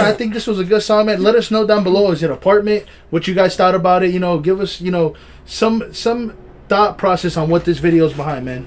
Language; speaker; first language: English; early bilingual, other home language; Spanish